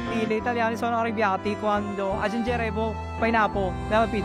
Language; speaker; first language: Italian; non-native, learner; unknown